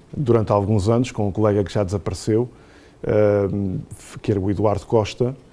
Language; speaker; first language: Portuguese; native; Portuguese